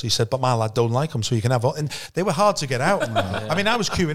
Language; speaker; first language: English; native; English